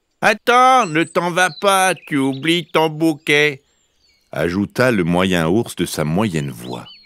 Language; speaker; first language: French; native; French